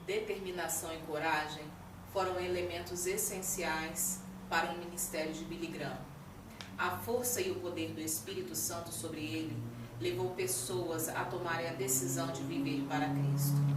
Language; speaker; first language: Portuguese; native; Portuguese